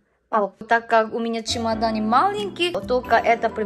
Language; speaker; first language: Russian; non-native, fluent; Korean